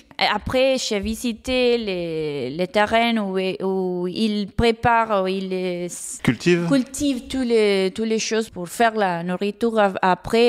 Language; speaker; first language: French; non-native, fluent; Spanish